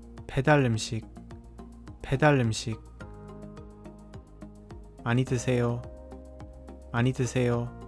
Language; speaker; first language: Korean; non-native, fluent; English